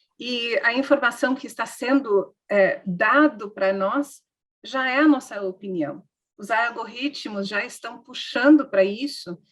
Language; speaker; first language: Portuguese; non-native, fluent; English